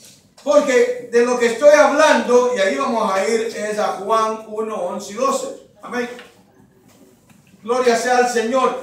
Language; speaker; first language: Spanish; native; Spanish